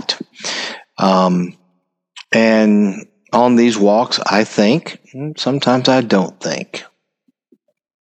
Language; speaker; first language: English; native; English